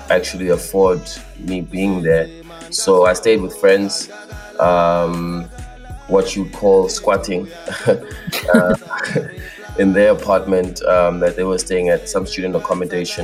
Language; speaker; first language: English; non-native, local second language; Xhosa